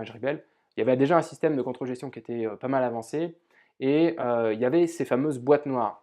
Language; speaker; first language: French; native; French